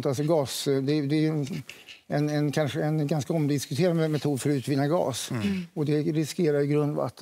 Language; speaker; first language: Swedish; native; Swedish